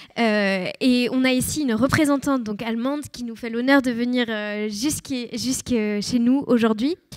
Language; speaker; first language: French; native; French